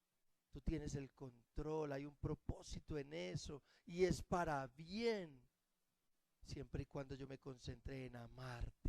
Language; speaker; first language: Spanish; native; Spanish